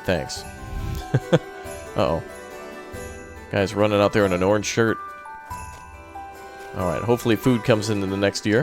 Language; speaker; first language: English; native; English